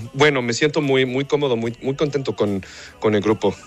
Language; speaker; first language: Spanish; early bilingual, other home language; English